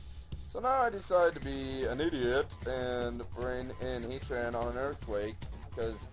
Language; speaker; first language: English; native; English